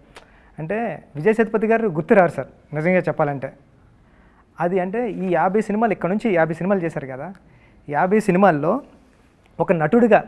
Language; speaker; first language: Telugu; native; Telugu